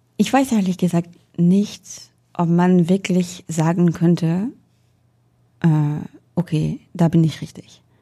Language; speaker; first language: German; non-native, fluent; French